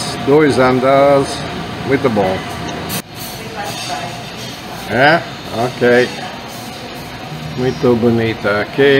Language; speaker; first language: Portuguese; non-native, learner; English